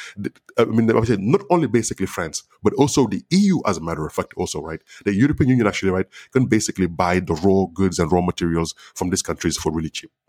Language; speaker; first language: English; non-native, fluent; Wolof